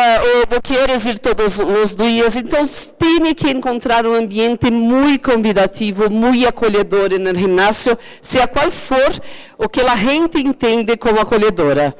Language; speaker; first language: Spanish; non-native, fluent; Portuguese